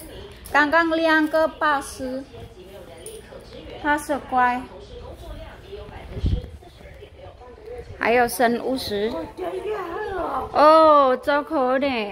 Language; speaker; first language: Chinese; non-native, learner; Javanese